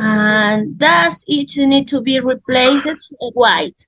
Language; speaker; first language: English; non-native, learner; Spanish